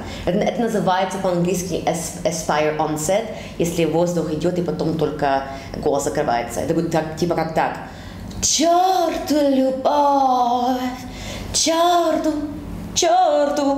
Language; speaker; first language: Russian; early bilingual, heritage; Russian